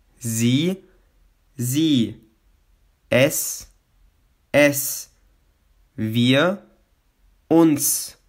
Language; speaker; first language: German; non-native, fluent; Albanian